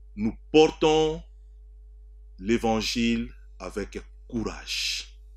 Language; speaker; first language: French; non-native, local second language; Swahili